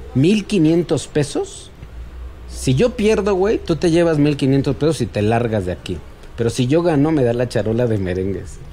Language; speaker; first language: Spanish; native; Spanish